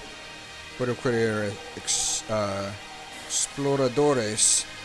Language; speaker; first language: Spanish; non-native, learner; English